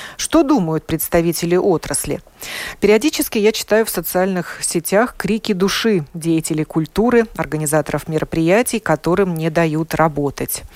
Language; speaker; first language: Russian; native; Russian